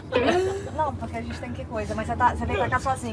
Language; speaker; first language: Portuguese; native; Portuguese